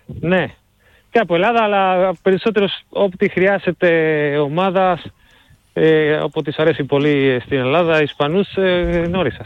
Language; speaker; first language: Greek; non-native, learner; Spanish